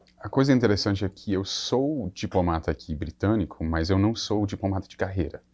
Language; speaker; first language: Portuguese; non-native, fluent; English